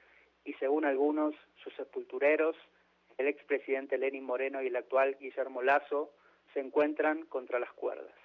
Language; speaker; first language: Spanish; native; Spanish